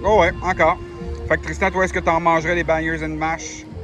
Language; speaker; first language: French; native; French